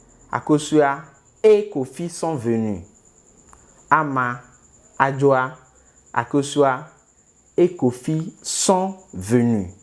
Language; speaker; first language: French; non-native, fluent; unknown